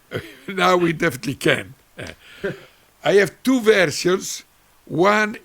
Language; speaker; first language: English; non-native, learner; Italian